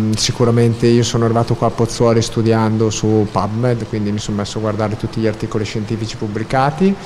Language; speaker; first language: Italian; native; Italian